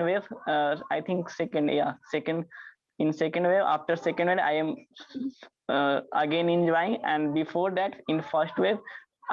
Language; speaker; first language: English; non-native, learner; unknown